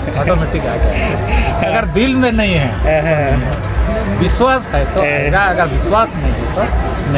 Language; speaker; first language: Hindi; non-native, local second language; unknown